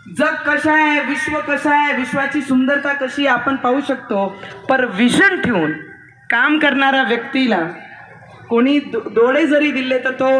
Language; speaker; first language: Marathi; non-native, local second language; Hindi